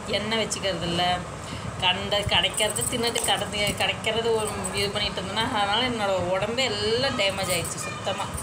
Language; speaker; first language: Tamil; non-native, local second language; Telugu